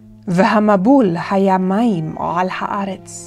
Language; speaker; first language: Hebrew; non-native, fluent; English